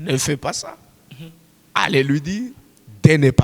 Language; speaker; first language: French; non-native, local second language; Swahili